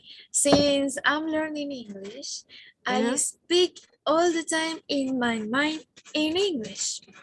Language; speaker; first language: English; non-native, learner; Spanish